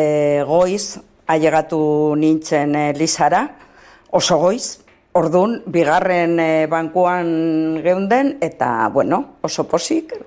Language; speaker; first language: Basque; non-native, local second language; Spanish